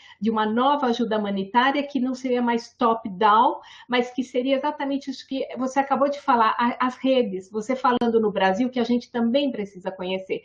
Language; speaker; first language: Portuguese; native; Portuguese